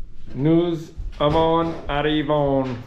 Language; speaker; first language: French; non-native, learner; English